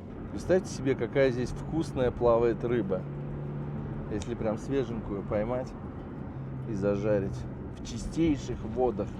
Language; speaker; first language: Russian; native; Russian